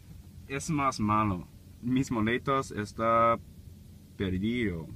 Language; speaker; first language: Spanish; non-native, learner; English